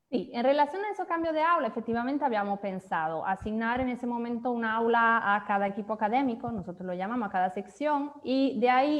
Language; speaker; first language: Spanish; native; Spanish